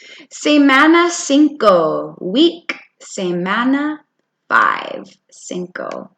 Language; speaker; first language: Spanish; non-native, fluent; English